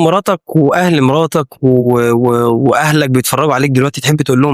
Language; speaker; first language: Arabic; native; Arabic